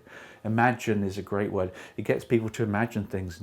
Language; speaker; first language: English; native; English